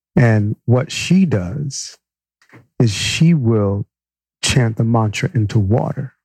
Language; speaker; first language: English; native; English